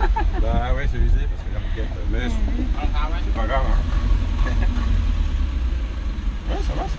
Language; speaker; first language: French; native; French